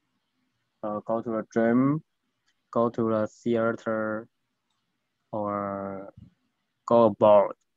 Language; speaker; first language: English; non-native, learner; Chinese